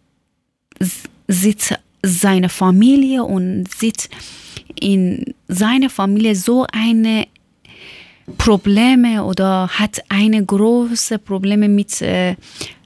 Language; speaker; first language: German; non-native, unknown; Persian